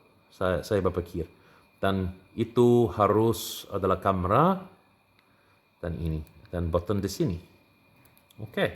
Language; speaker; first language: Indonesian; non-native, learner; English